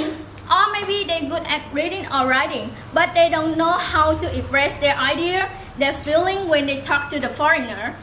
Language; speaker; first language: English; non-native, learner; Vietnamese